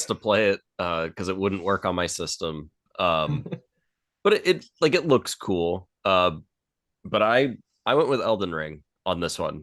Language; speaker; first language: English; native; English